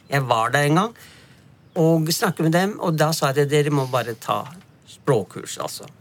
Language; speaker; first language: Norwegian; non-native, fluent; Punjabi